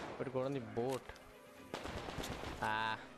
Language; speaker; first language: English; non-native, local second language; Hindi